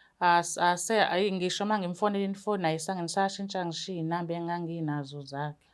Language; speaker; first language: Zulu; native; Zulu